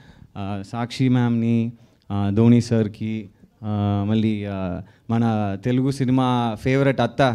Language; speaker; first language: Telugu; non-native, learner; Tamil